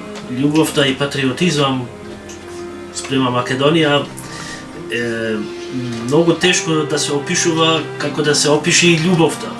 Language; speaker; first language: Macedonian; early bilingual, heritage; Macedonian